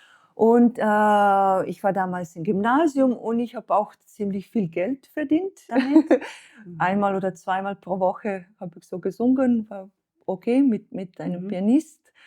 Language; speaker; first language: German; non-native, fluent; Slovenian